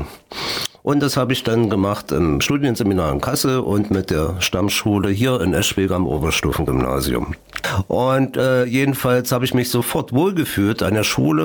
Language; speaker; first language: German; native; German